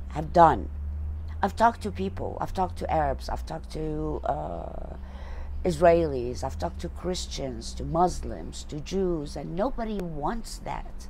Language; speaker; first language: English; non-native, fluent; Arabic